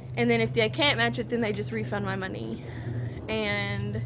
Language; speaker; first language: English; native; English